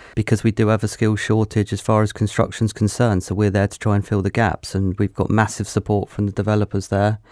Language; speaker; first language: English; native; English